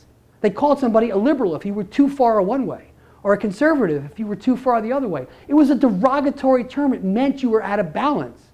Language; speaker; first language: English; native; English